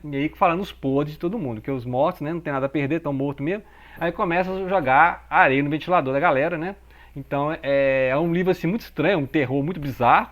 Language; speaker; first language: Portuguese; native; Portuguese